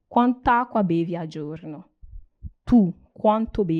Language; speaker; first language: Italian; non-native, learner; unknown